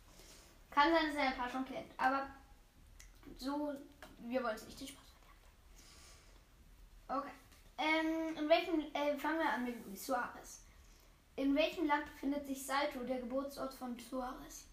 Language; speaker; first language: German; native; German